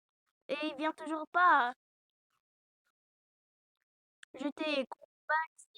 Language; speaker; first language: French; native; French